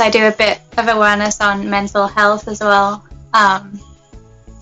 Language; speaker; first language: English; native; English